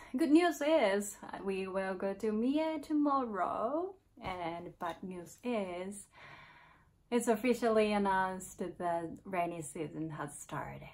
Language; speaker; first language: English; non-native, fluent; Japanese